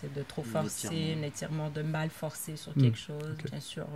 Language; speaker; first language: French; native; French